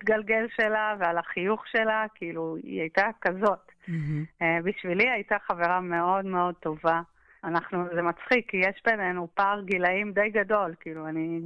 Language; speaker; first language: Hebrew; native; Hebrew